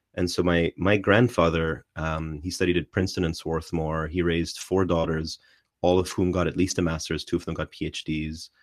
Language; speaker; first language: English; non-native, fluent; Arabic